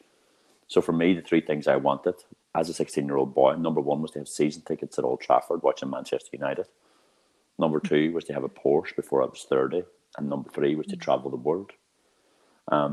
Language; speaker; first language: English; native; English